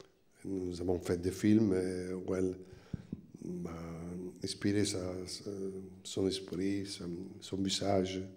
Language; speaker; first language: French; non-native, fluent; Italian